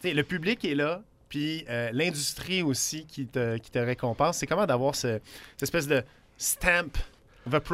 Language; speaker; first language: French; native; French